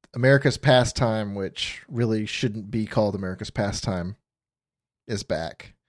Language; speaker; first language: English; native; English